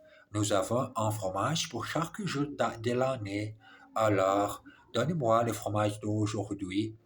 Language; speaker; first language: French; non-native, learner; English